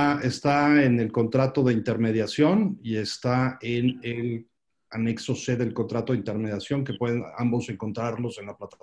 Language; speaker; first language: Spanish; native; Spanish